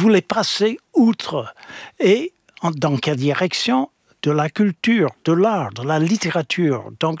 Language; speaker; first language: French; non-native, fluent; English